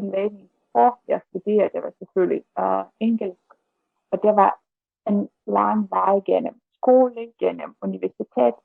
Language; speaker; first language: Danish; non-native, learner; Russian